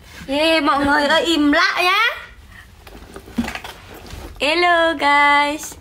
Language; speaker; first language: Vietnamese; non-native, learner; Indonesian